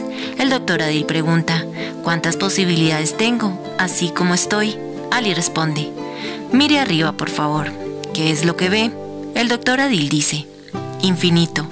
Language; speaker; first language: Spanish; native; Spanish